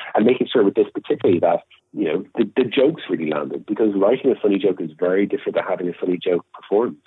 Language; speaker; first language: English; native; English